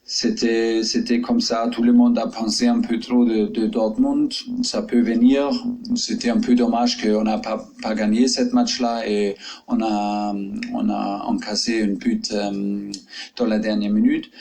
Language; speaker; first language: French; non-native, fluent; German